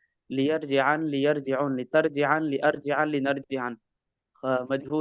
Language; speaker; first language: Arabic; non-native, learner; Urdu